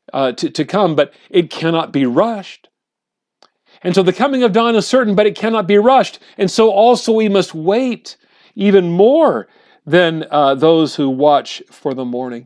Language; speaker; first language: English; native; English